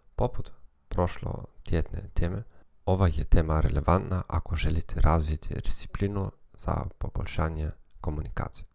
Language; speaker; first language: Croatian; non-native, fluent; German